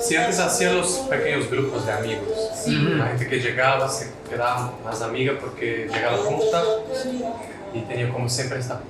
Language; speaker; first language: Spanish; non-native, fluent; Portuguese